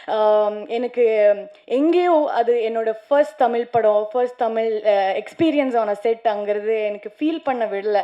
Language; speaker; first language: Tamil; non-native, learner; Kannada